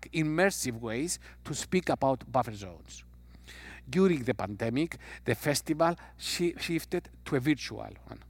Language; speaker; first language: English; non-native, fluent; Greek